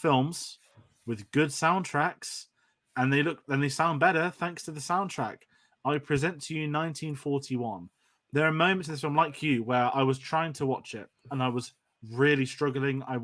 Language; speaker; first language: English; native; English